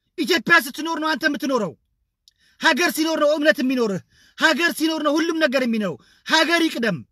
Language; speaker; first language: Amharic; non-native, local second language; Tigrinya